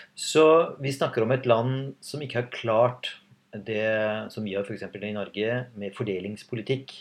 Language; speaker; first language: Norwegian; native; Norwegian